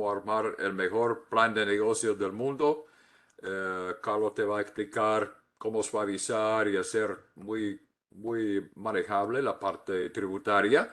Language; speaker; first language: Spanish; non-native, fluent; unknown